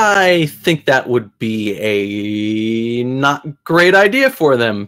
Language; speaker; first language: English; native; English